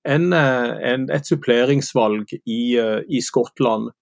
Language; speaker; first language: Norwegian; native; Norwegian